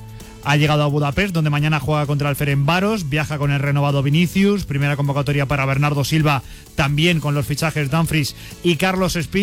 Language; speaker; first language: Spanish; native; Spanish